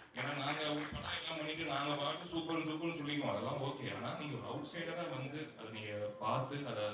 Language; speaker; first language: Tamil; native; Tamil